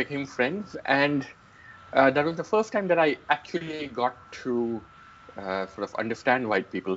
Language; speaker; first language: English; non-native, local second language; Gujarati